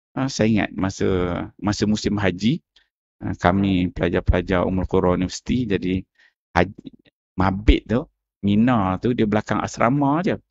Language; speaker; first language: Malay; native; Malay